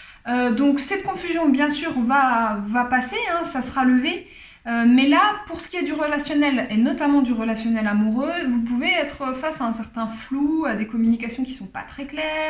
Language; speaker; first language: French; native; French